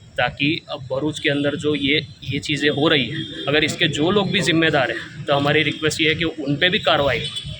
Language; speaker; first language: Hindi; non-native, local second language; Gujarati